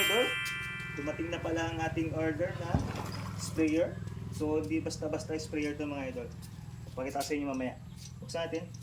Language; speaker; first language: Filipino; native; Filipino